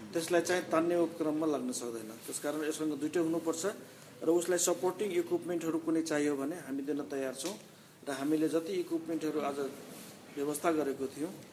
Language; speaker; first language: Nepali; non-native, local second language; Maithili